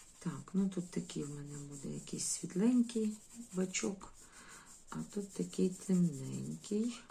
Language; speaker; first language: Ukrainian; non-native, local second language; Russian